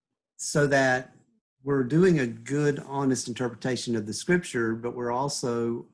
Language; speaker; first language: English; native; English